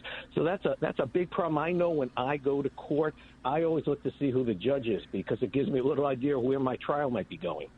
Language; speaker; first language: English; native; English